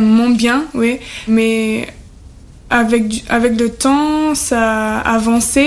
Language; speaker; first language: French; non-native, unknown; German